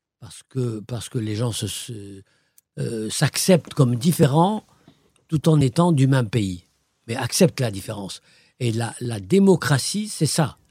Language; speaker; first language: French; non-native, local second language; Arabic